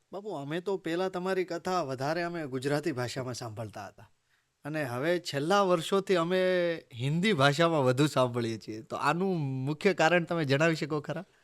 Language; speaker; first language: Gujarati; native; Gujarati